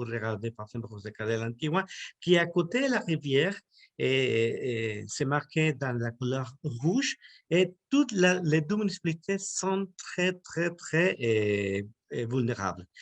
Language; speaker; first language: French; non-native, learner; Spanish